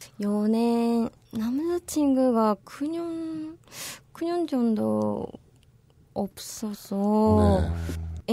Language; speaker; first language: Korean; non-native, learner; Japanese